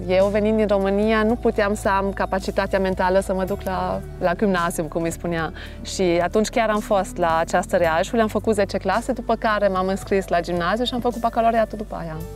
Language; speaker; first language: Romanian; non-native, local second language; German